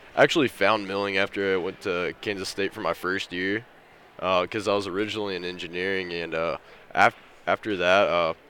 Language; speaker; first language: English; native; English